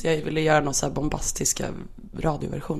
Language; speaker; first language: Swedish; native; Swedish